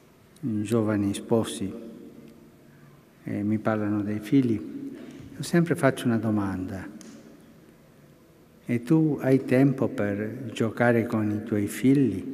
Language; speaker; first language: Italian; early bilingual, heritage; Spanish